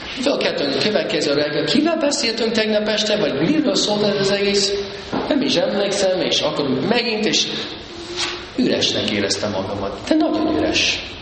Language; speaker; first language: Hungarian; early bilingual, heritage; Hungarian